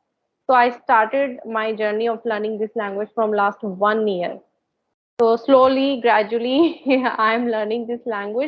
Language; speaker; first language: English; non-native, learner; Hindi